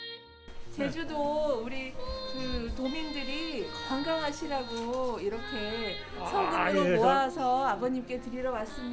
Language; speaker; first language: Korean; native; Korean